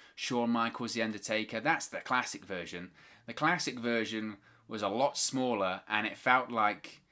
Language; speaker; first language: English; native; English